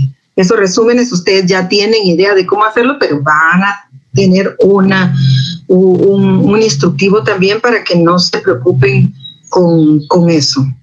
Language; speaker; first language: Spanish; native; Spanish